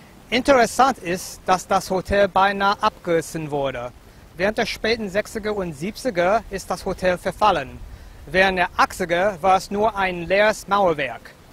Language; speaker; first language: German; non-native, fluent; English